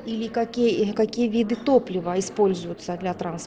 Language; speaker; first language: Russian; native; Russian